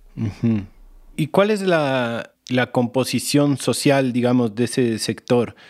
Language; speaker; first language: Spanish; native; Spanish